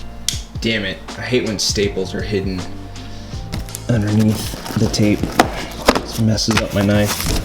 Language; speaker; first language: English; native; English